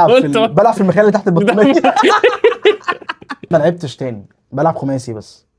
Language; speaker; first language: Arabic; native; Arabic